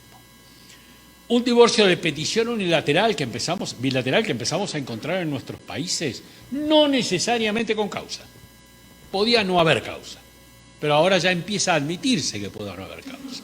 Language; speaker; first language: Spanish; native; Spanish